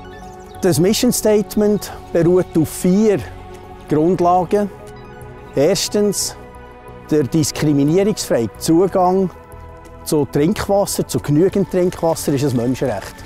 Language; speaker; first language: German; native; German